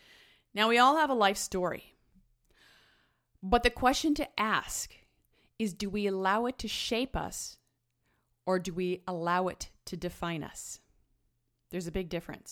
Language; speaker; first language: English; native; English